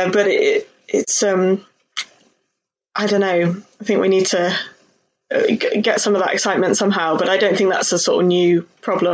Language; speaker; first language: English; native; English